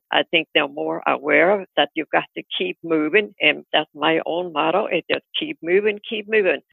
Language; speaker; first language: English; non-native, fluent; Icelandic